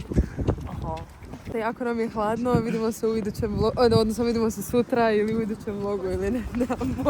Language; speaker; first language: Croatian; native; Croatian